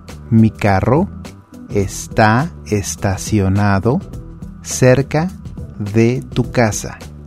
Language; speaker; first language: Spanish; native; Spanish